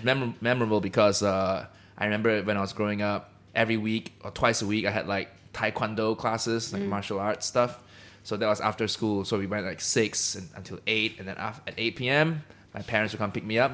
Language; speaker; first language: English; non-native, local second language; Cantonese